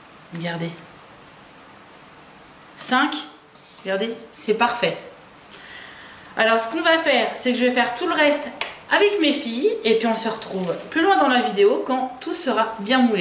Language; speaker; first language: French; native; French